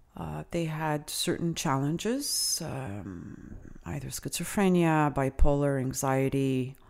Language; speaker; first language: English; non-native, fluent; Italian